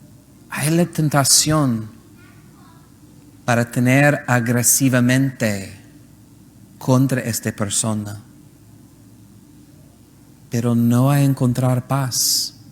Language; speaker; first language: Spanish; non-native, learner; English